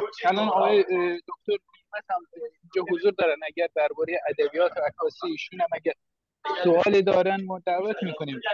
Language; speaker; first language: Persian; non-native, fluent; Turkish